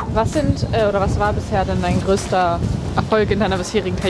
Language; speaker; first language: German; native; German